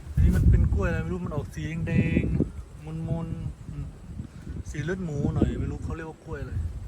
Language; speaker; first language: Thai; native; Thai